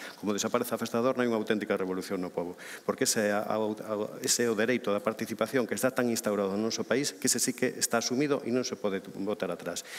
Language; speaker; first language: Galician; native; Galician